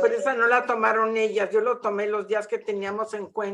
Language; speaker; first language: Spanish; native; Spanish